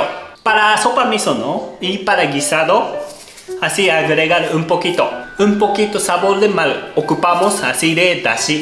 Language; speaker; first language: Spanish; non-native, learner; Japanese